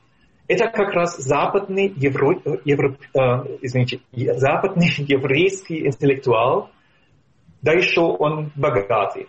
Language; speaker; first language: Russian; non-native, fluent; German